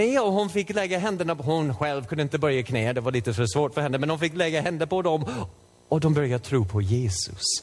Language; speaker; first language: Swedish; non-native, fluent; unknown